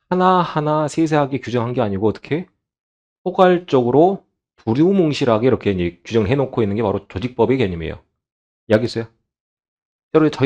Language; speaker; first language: Korean; native; Korean